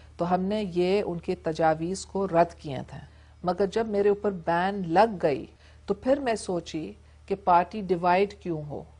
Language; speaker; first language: Urdu; non-native, local second language; English